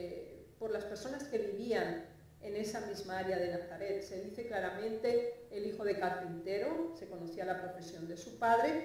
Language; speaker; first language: Spanish; native; Spanish